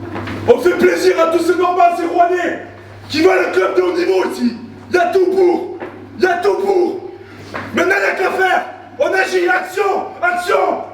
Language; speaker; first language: French; native; French